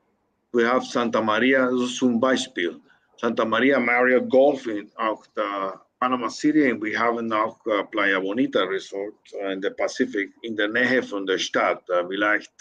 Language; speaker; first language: German; non-native, learner; Spanish